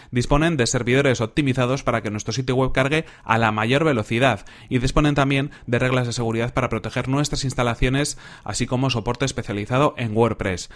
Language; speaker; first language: Spanish; native; Spanish